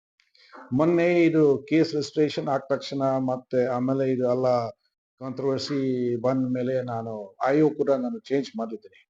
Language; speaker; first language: Kannada; non-native, fluent; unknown